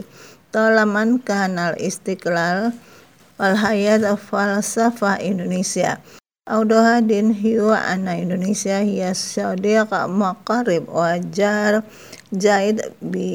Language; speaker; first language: Arabic; non-native, learner; Indonesian